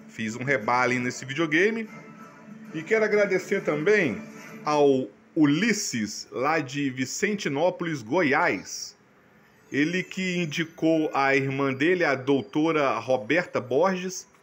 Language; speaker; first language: Portuguese; native; Portuguese